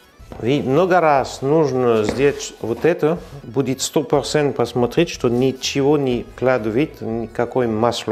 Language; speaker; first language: Russian; non-native, learner; French